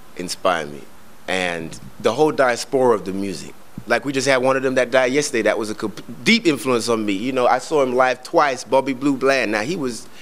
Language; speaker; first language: English; native; English